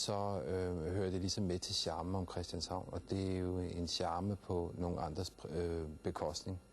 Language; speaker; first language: Danish; native; Danish